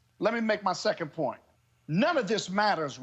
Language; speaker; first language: English; native; English